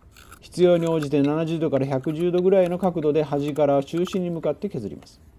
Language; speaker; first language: Japanese; native; Japanese